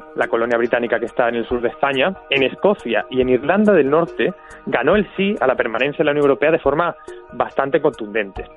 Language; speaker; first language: Spanish; native; Spanish